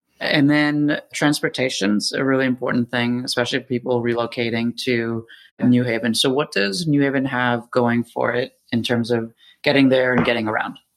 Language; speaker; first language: English; native; English